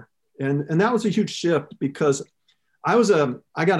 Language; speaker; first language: English; native; English